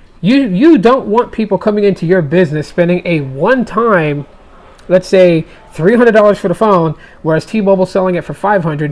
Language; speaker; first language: English; native; English